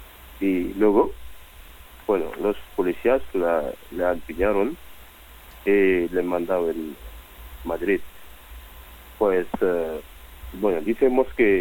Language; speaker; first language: Spanish; non-native, learner; Wolof